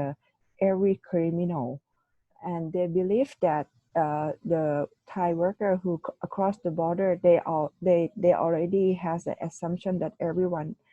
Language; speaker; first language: English; non-native, learner; Thai